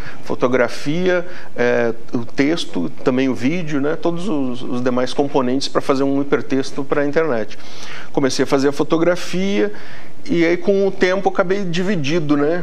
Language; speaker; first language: Portuguese; native; Portuguese